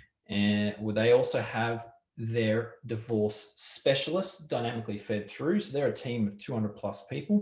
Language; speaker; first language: English; native; English